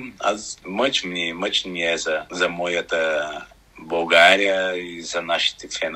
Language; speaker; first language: Bulgarian; non-native, learner; Portuguese